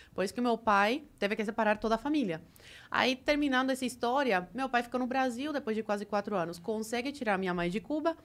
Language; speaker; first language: Portuguese; early bilingual, other home language; Spanish